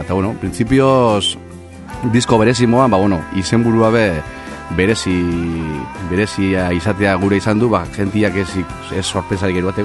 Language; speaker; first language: Basque; native; Basque